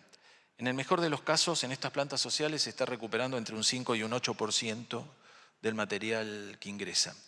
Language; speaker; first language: Spanish; native; Spanish